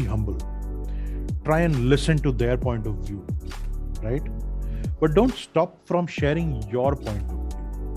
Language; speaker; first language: English; non-native, local second language; Hindi